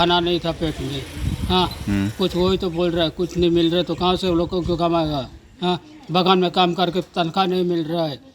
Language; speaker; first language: Hindi; non-native, local second language; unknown